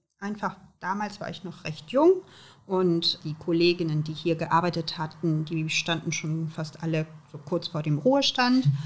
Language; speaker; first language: German; early bilingual, other home language; Serbian